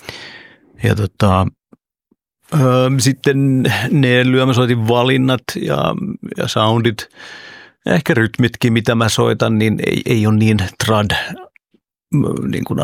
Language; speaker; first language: Finnish; early bilingual, other home language; Oromo